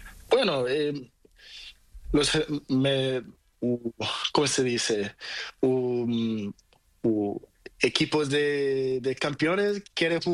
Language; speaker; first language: Spanish; non-native, learner; Portuguese